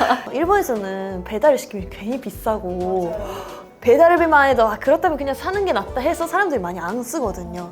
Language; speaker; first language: Korean; non-native, fluent; Japanese